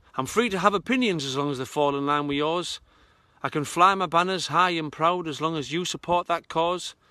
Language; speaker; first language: English; native; English